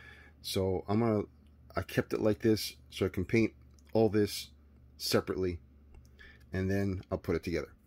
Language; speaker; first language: English; native; English